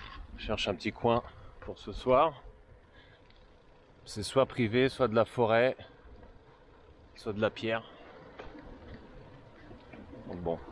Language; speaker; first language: French; native; French